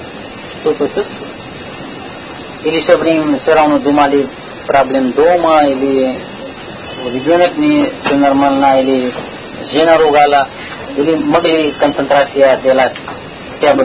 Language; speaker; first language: Russian; non-native, learner; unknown